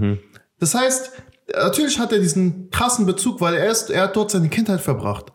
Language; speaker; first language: German; native; German